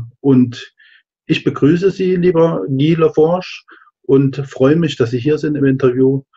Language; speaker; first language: German; native; German